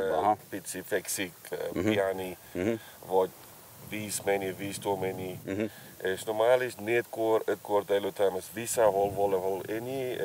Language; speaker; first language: Hungarian; non-native, learner; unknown